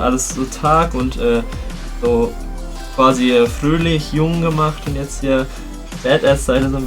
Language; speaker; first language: German; native; German